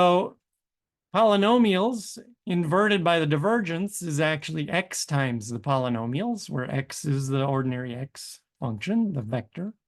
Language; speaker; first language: English; native; English